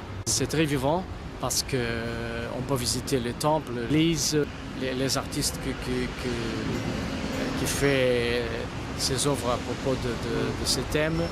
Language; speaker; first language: French; non-native, fluent; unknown